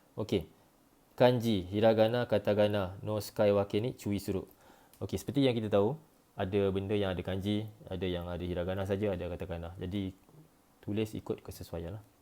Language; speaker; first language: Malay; native; Malay